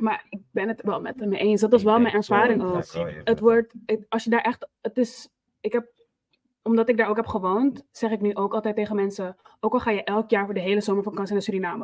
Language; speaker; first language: Dutch; native; Dutch